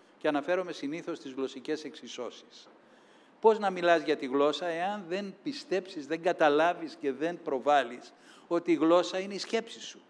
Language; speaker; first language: Greek; native; Greek